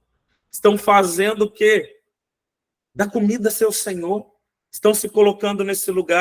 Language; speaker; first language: Portuguese; native; Portuguese